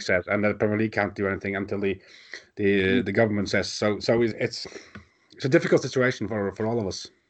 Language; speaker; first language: English; non-native, fluent; Norwegian